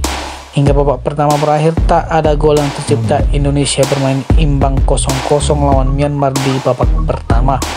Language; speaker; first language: Indonesian; native; Indonesian